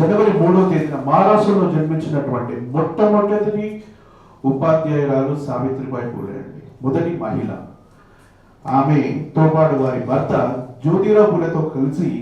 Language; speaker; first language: Telugu; native; Telugu